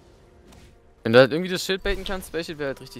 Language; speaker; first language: German; native; German